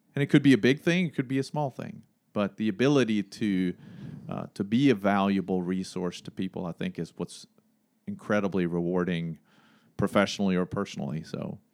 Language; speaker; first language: English; non-native, fluent; Swedish